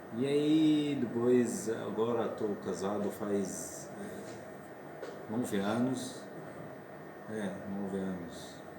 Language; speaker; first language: Portuguese; non-native, learner; Arabic